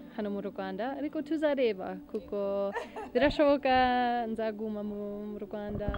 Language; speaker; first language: Kinyarwanda; non-native, learner; English